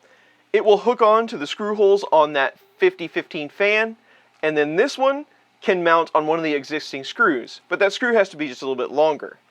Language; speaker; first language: English; native; English